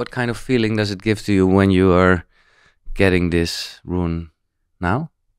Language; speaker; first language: English; non-native, fluent; Dutch